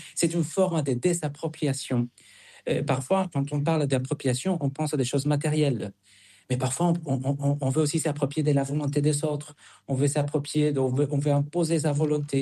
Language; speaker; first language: French; non-native, fluent; Spanish